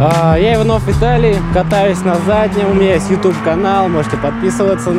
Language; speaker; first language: Russian; native; Russian